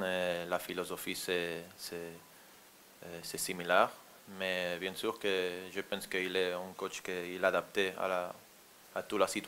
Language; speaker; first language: French; non-native, learner; Spanish